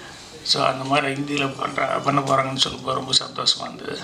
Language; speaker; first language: Tamil; native; Tamil